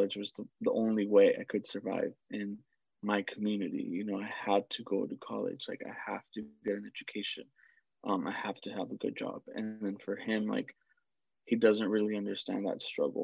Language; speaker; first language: English; early bilingual, other home language; Spanish